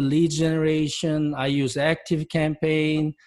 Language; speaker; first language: English; non-native, fluent; Korean